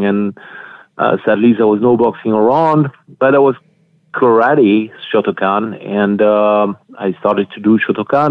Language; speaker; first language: English; non-native, fluent; French